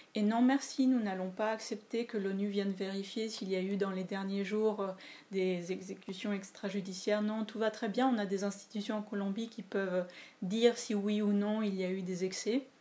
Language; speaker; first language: French; non-native, fluent; Spanish